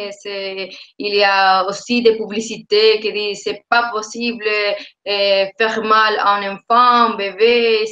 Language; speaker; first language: French; non-native, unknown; Spanish